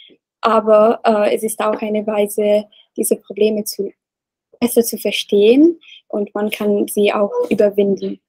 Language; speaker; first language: German; non-native, learner; Italian